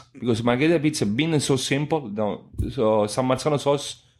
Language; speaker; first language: English; non-native, fluent; Italian